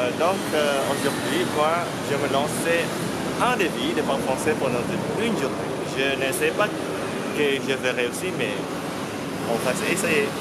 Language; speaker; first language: French; non-native, learner; Indonesian